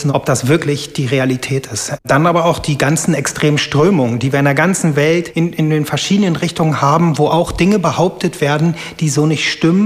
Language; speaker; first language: German; native; German